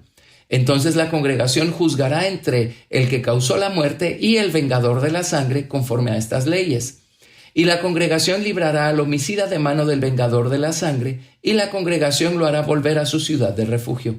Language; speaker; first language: Spanish; native; Spanish